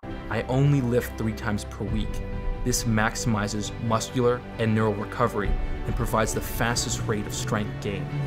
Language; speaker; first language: English; native; English